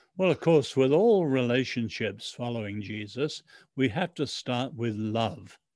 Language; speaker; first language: English; early bilingual, other home language; Chinese